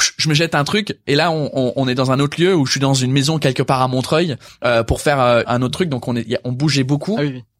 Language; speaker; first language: French; non-native, fluent; English